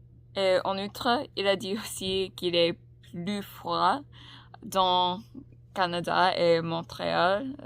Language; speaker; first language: French; non-native, learner; English